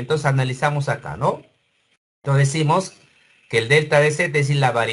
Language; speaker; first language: Spanish; native; Spanish